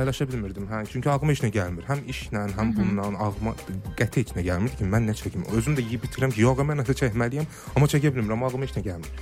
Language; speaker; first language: Azerbaijani; native; Azerbaijani